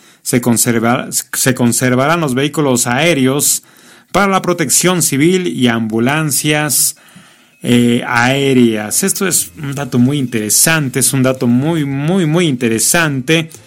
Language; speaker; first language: Spanish; native; Spanish